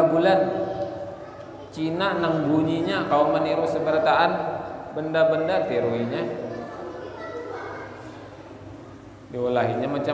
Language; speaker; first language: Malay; non-native, local second language; Banjar